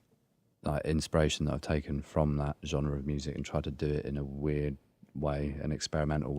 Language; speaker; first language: English; native; English